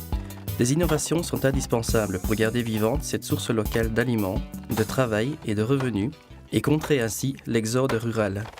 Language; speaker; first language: French; native; French